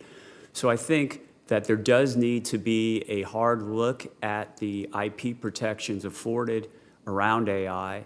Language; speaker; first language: English; native; English